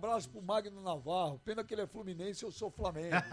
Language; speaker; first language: Portuguese; native; Portuguese